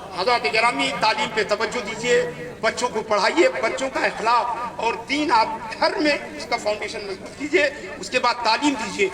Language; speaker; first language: Urdu; native; Urdu